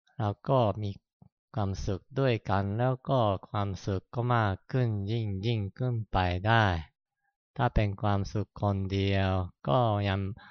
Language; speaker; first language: Thai; non-native, fluent; Japanese